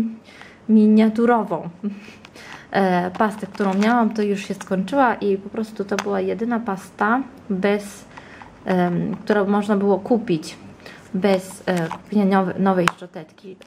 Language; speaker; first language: Polish; early bilingual, heritage; Italian